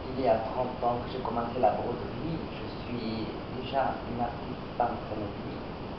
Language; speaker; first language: French; non-native, local second language; Romanian